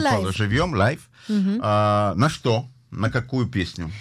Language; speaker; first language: Russian; native; Russian